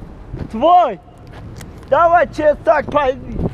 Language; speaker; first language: Russian; non-native, learner; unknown